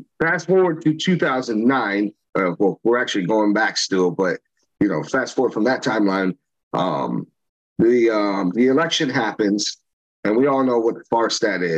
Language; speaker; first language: English; native; English